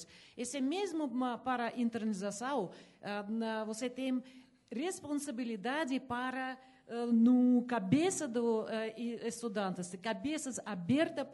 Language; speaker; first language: Portuguese; non-native, learner; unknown